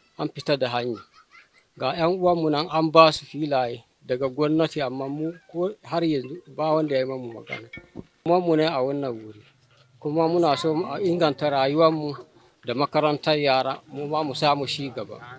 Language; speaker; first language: Hausa; non-native, local second language; Fula